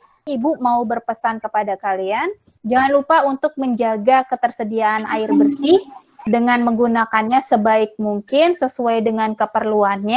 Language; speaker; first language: Indonesian; native; Indonesian